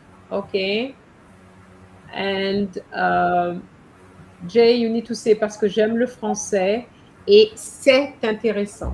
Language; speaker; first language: French; non-native, fluent; English